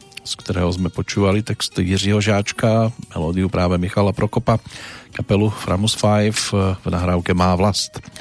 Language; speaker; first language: Slovak; native; Slovak